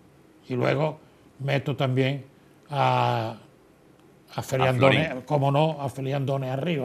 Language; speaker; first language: Spanish; native; Spanish